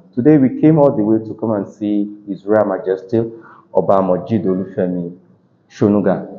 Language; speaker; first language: English; non-native, local second language; Yoruba